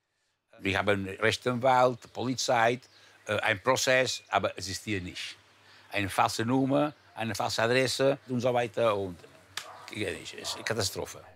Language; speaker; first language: German; non-native, learner; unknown